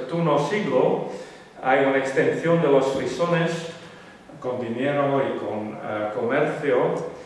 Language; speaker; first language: Spanish; non-native, learner; Western Frisian